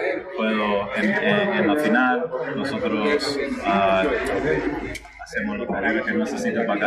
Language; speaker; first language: Spanish; early bilingual, heritage; English